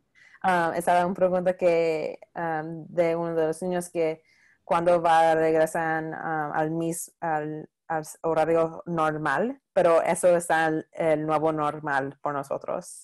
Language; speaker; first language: Spanish; non-native, local second language; English